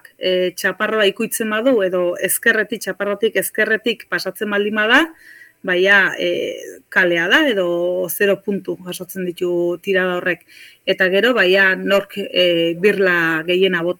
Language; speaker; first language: Basque; native; Basque